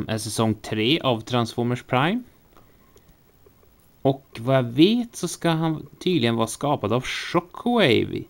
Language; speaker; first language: Swedish; native; Swedish